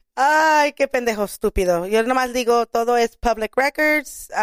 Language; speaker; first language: Spanish; early bilingual, other home language; English